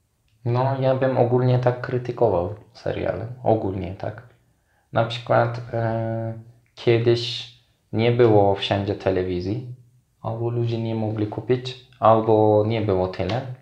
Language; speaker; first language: Polish; non-native, fluent; Turkish